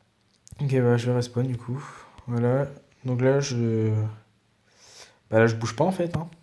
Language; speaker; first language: French; native; French